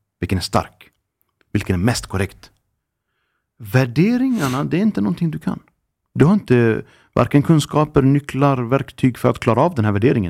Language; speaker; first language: Swedish; early bilingual, other home language; Arabic